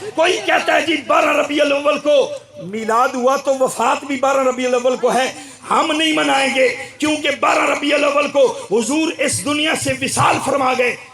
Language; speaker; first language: Urdu; non-native, local second language; Pashto